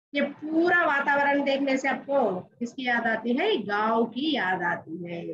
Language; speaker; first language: Hindi; non-native, local second language; Telugu